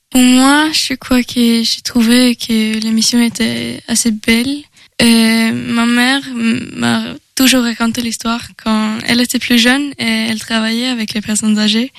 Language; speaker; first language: French; non-native, learner; Swedish